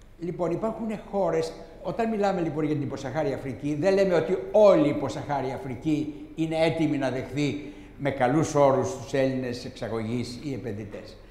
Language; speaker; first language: Greek; native; Greek